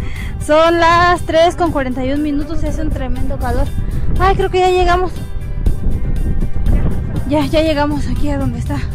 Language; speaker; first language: Spanish; native; Spanish